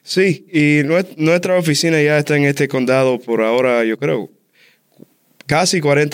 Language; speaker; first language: Spanish; early bilingual, heritage; Spanish